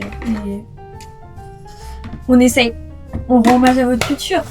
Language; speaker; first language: French; native; French